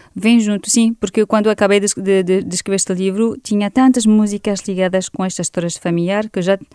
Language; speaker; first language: Portuguese; non-native, fluent; French